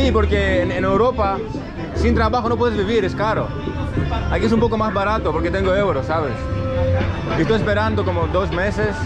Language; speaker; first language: Spanish; non-native, learner; Greek